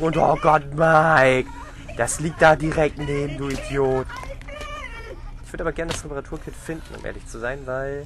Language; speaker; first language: German; native; German